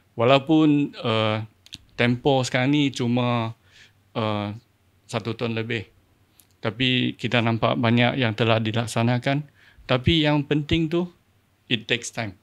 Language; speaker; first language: Malay; non-native, local second language; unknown